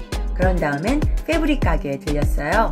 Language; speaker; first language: Korean; native; Korean